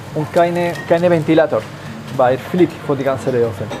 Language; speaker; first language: German; non-native, learner; Spanish